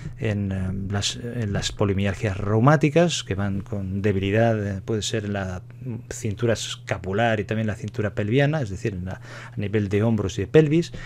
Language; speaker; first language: Spanish; native; Spanish